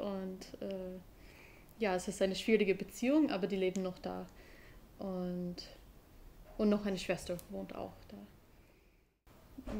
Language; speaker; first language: German; non-native, fluent; English